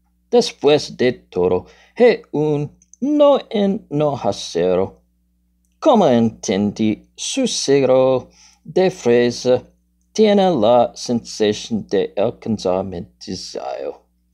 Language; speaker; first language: Spanish; non-native, learner; English